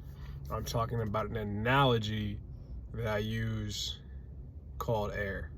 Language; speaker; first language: English; native; English